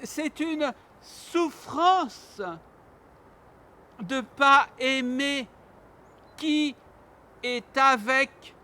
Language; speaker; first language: French; non-native, learner; Armenian